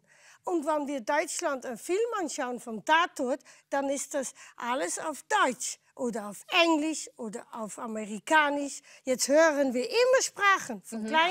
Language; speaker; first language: German; non-native, fluent; Dutch